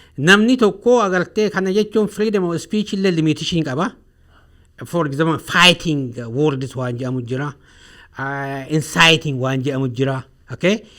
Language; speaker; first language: Oromo; native; Oromo